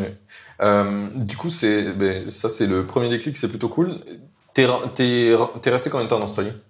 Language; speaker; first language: French; native; French